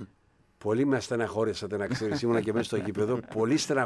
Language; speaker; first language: Greek; native; Greek